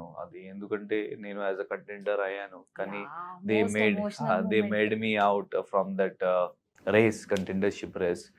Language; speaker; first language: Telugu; non-native, local second language; Hindi